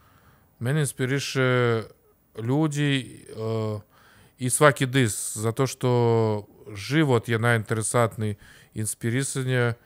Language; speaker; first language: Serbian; non-native, learner; Russian